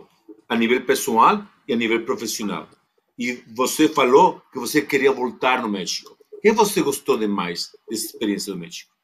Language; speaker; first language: Portuguese; non-native, fluent; Spanish